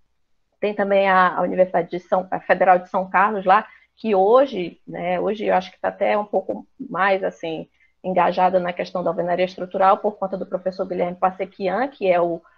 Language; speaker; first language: Portuguese; native; Portuguese